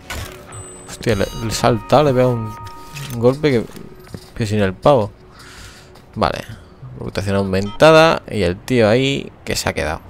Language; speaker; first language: Spanish; native; Spanish